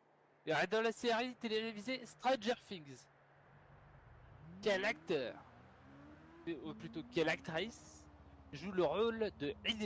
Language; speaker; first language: French; native; French